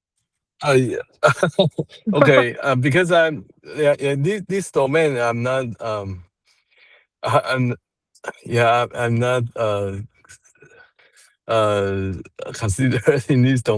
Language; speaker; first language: English; non-native, learner; Chinese